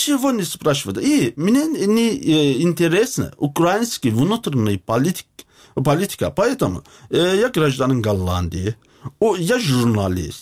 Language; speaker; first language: Russian; non-native, learner; Azerbaijani